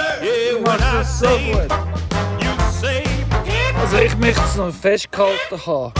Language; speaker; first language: German; native; German